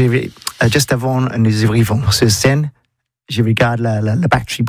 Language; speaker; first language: French; non-native, learner; English